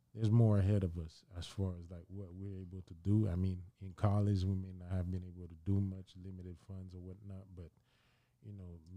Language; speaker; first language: English; early bilingual, other home language; Haitian Creole